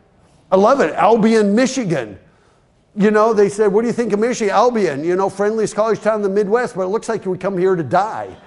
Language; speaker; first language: English; native; English